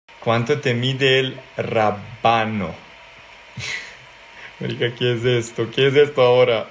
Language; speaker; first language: Spanish; non-native, learner; Serbian